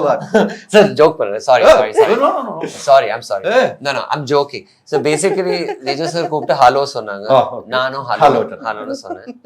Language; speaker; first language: Tamil; non-native, fluent; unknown